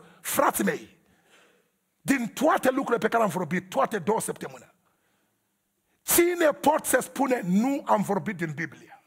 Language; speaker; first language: Romanian; non-native, learner; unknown